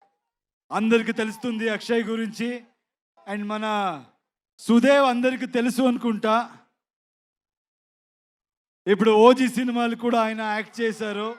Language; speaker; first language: Telugu; non-native, learner; Kannada